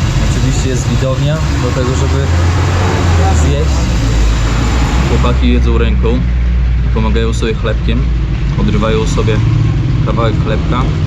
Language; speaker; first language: Polish; native; Polish